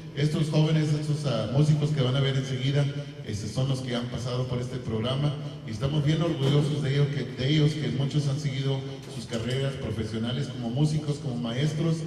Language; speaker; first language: Spanish; early bilingual, heritage; Spanish